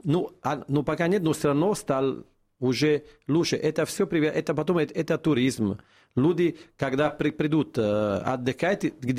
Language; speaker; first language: Russian; non-native, fluent; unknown